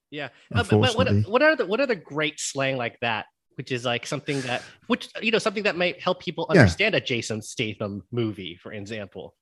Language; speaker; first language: English; native; English